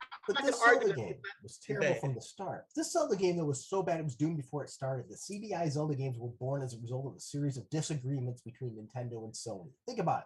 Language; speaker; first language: English; native; English